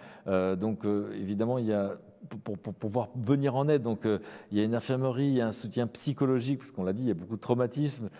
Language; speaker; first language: French; native; French